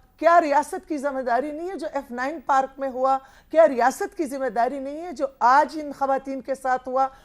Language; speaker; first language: Urdu; non-native, local second language; Pashto